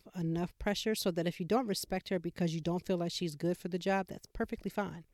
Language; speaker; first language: English; native; English